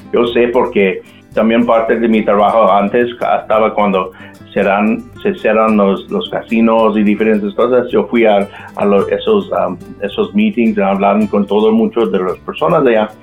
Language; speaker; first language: Spanish; non-native, local second language; English